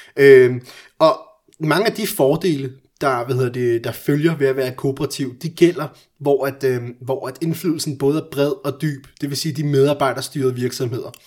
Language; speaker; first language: Danish; early bilingual, other home language; Persian